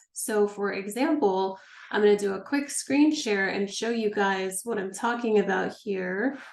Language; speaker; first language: English; native; English